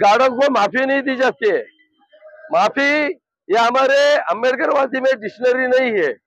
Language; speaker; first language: Hindi; non-native, local second language; Marathi